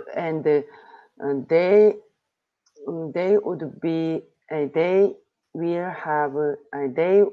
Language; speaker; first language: English; non-native, learner; Korean